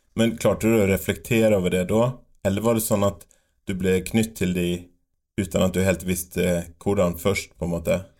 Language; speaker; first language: Norwegian; native; Norwegian